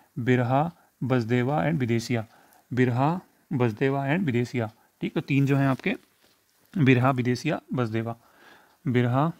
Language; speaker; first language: Hindi; native; Hindi